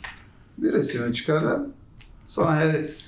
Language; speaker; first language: Turkish; non-native, learner; Portuguese